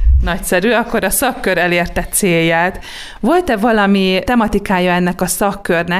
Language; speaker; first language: Hungarian; native; Hungarian